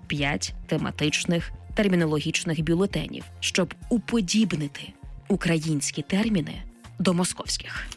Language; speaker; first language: Ukrainian; native; Ukrainian